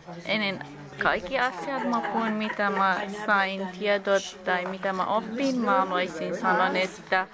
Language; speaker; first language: Finnish; non-native, learner; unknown